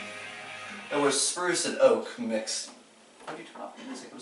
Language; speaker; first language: English; native; English